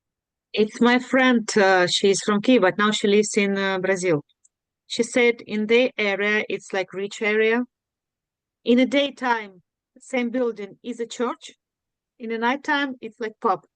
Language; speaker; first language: English; non-native, learner; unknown